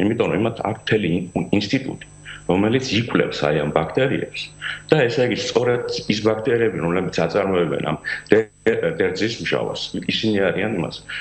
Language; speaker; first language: Georgian; native; Georgian